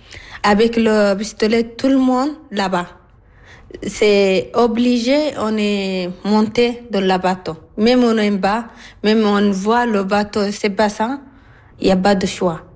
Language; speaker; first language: French; non-native, learner; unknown